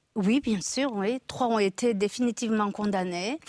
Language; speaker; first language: French; non-native, local second language; Kinyarwanda